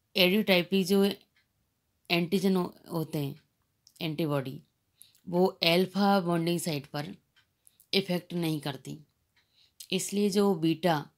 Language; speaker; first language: Hindi; native; Hindi